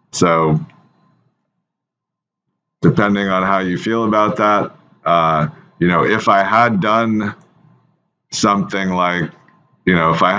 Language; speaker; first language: English; native; English